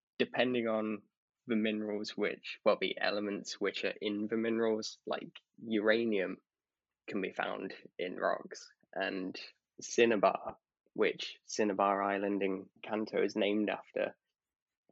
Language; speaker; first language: English; native; English